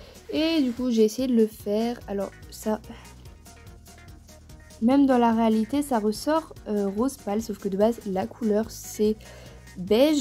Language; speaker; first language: French; native; French